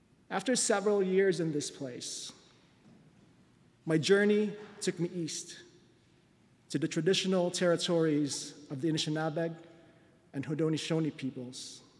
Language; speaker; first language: English; non-native, local second language; Filipino